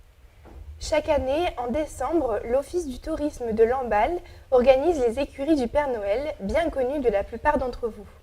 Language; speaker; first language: French; native; French